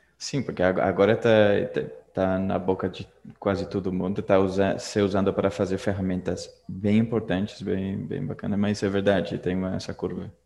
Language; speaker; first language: Portuguese; non-native, fluent; Spanish